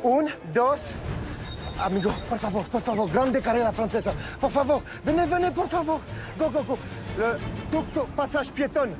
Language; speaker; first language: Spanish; non-native, learner; French